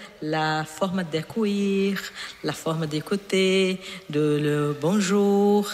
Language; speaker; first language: French; non-native, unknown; Portuguese